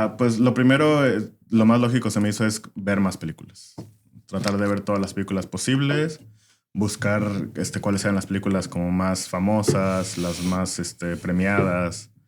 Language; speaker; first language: Spanish; native; Spanish